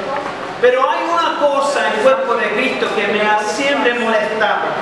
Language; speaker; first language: Spanish; non-native, fluent; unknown